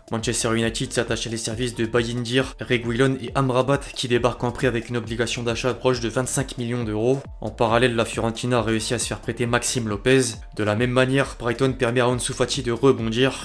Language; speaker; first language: French; native; French